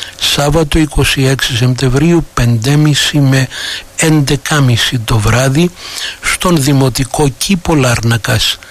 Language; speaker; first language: Greek; native; Greek